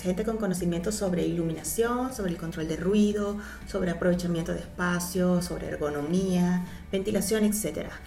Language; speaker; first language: Spanish; native; Spanish